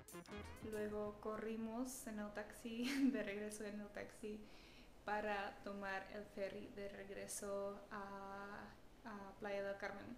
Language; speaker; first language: Spanish; non-native, fluent; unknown